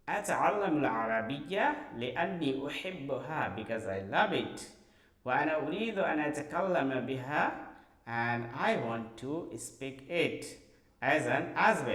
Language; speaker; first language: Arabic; non-native, fluent; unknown